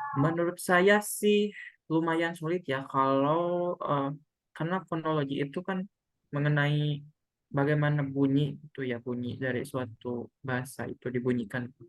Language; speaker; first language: Indonesian; non-native, local second language; Sundanese